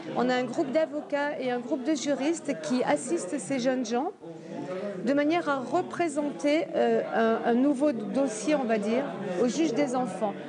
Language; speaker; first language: French; native; French